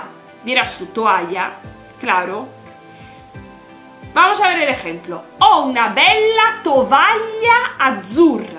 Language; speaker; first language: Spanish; non-native, fluent; Italian